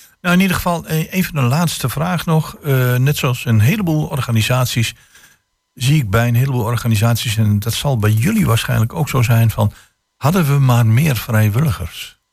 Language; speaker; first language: Dutch; native; Dutch